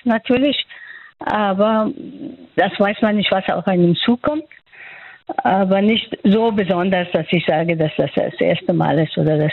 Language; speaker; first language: German; non-native, fluent; Persian